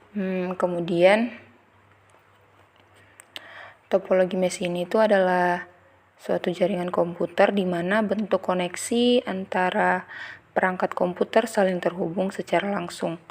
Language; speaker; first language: Indonesian; native; Indonesian